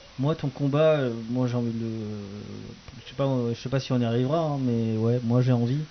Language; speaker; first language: French; native; French